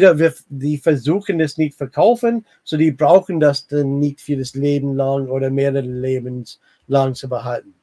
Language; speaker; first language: German; non-native, learner; English